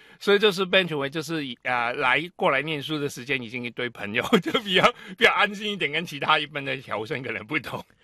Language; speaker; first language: Chinese; non-native, local second language; Cantonese